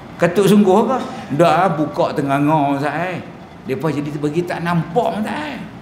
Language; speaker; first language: Malay; native; Malay